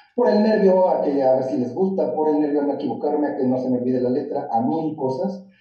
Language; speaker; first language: Spanish; native; Spanish